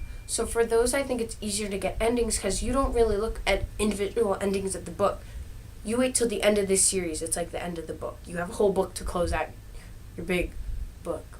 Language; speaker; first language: English; native; English